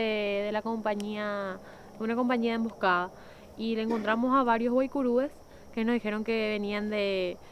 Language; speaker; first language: Spanish; native; Spanish